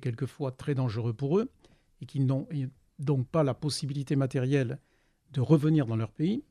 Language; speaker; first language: French; native; French